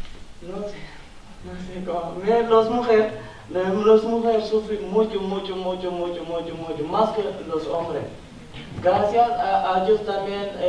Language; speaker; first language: Spanish; non-native, learner; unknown